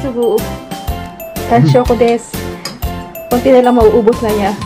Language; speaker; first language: Japanese; non-native, fluent; Filipino